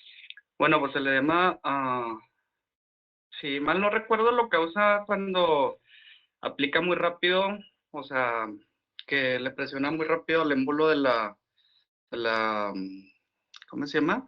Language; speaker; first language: Spanish; native; Spanish